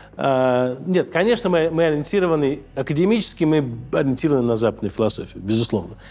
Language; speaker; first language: Russian; native; Russian